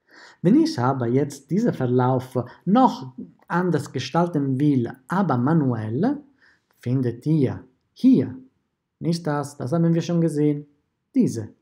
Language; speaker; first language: German; non-native, fluent; Italian